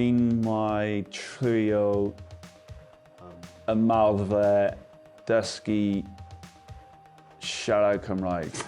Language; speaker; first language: Welsh; non-native, learner; English